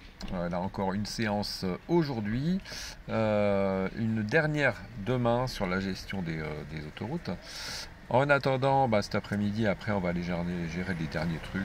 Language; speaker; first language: French; native; French